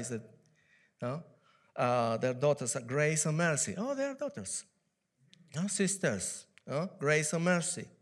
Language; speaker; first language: English; non-native, fluent; Spanish